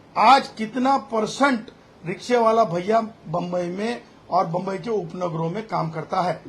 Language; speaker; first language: Hindi; non-native, local second language; Marathi